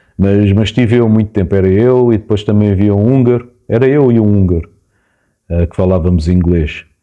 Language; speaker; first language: Portuguese; native; Portuguese